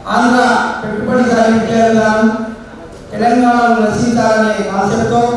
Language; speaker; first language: Telugu; non-native, local second language; Lambadi